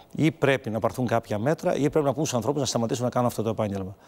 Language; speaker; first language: Greek; native; Greek